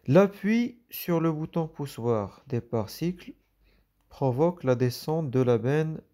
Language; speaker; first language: French; non-native, local second language; Arabic